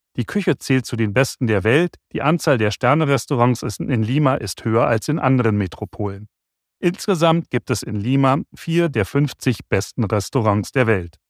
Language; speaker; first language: German; native; German